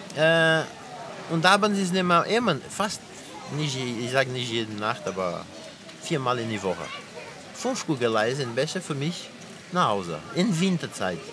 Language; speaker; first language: German; non-native, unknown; Portuguese